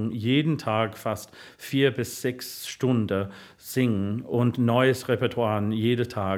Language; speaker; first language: German; non-native, fluent; English